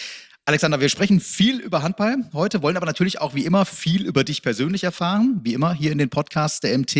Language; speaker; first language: German; native; German